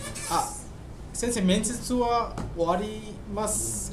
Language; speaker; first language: Japanese; non-native, fluent; Bangla